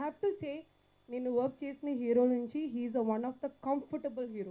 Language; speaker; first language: Telugu; non-native, learner; Malayalam